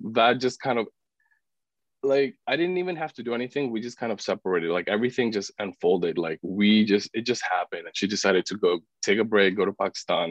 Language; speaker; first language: English; early bilingual, other home language; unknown